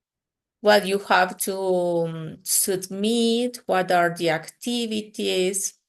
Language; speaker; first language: English; non-native, fluent; Spanish